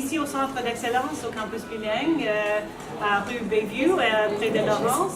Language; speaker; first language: French; non-native, local second language; English